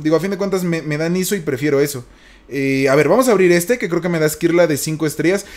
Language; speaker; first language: Spanish; native; Spanish